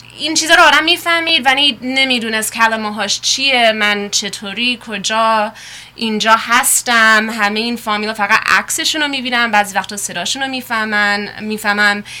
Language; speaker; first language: Persian; early bilingual, heritage; Persian